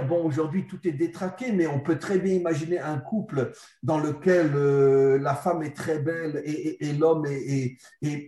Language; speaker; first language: French; native; French